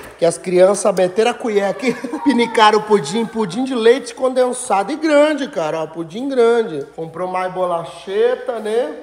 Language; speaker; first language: Portuguese; native; Portuguese